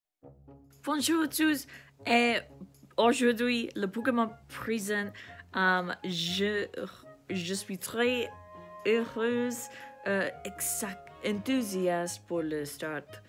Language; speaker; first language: French; non-native, learner; English